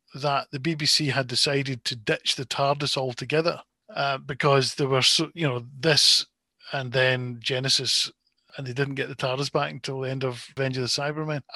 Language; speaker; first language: English; native; English